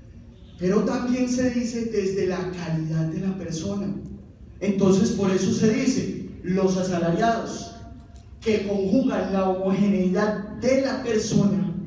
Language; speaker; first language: Spanish; native; Spanish